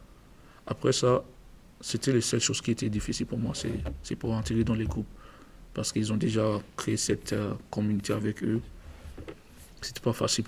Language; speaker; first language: French; non-native, learner; English